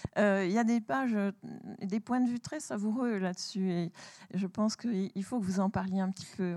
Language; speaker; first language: French; native; French